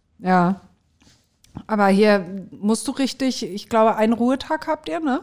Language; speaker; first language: German; native; German